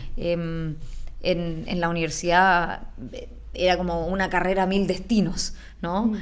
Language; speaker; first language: Spanish; native; Spanish